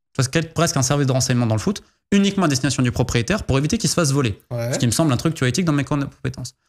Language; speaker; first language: French; native; French